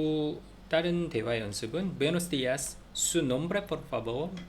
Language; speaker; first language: Spanish; non-native, learner; Korean